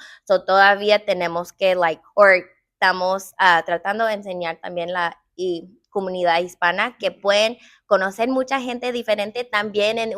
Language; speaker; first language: Spanish; early bilingual, heritage; English